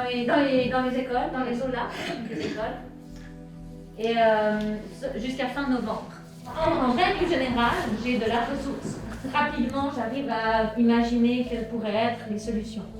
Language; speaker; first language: French; native; French